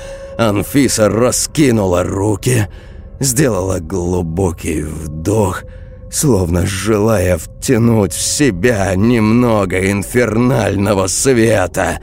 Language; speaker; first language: Russian; native; Russian